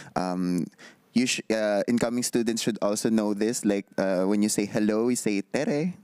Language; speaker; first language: English; non-native, local second language; Filipino